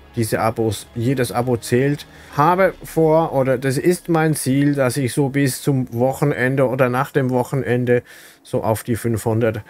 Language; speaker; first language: German; native; German